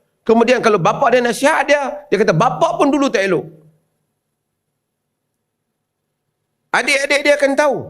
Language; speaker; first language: Malay; native; Malay